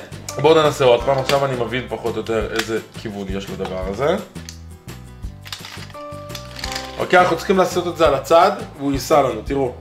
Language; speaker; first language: Hebrew; native; Hebrew